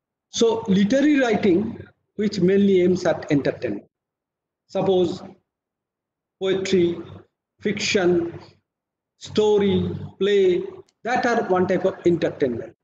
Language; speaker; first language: English; non-native, local second language; Bangla